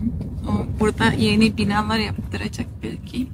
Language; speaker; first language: Turkish; non-native, learner; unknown